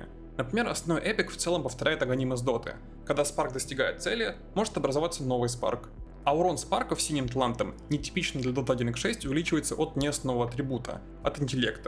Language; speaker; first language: Russian; native; Russian